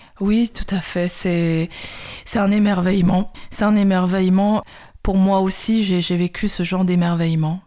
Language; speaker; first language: French; early bilingual, other home language; Khmer